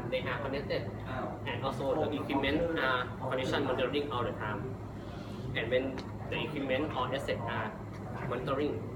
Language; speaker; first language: English; non-native, learner; Thai